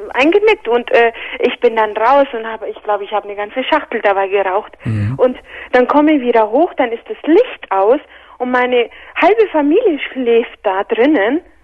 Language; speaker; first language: German; early bilingual, other home language; Spanish